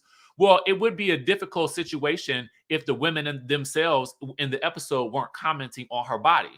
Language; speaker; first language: English; native; English